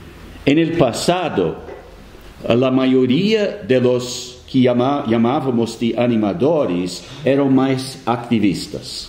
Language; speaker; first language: Spanish; non-native, fluent; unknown